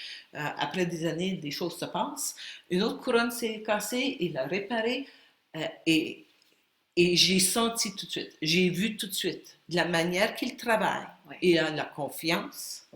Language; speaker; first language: French; non-native, fluent; Spanish